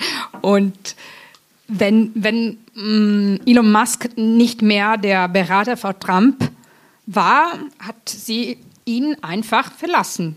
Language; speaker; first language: German; non-native, fluent; Italian